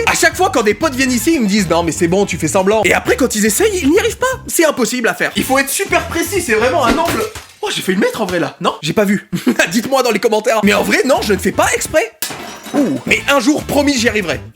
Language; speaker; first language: French; native; French